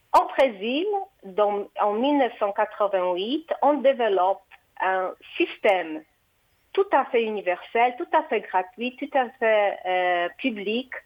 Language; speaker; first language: French; non-native, fluent; Portuguese